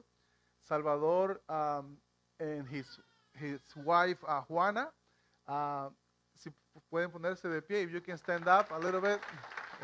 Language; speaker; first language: English; non-native, fluent; Spanish